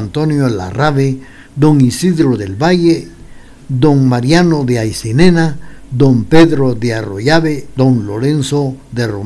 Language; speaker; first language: Spanish; native; Spanish